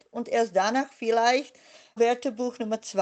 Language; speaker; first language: German; non-native, fluent; Czech